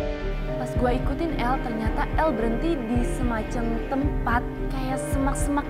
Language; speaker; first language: Indonesian; native; Indonesian